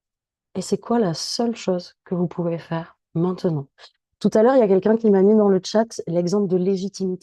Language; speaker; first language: French; native; French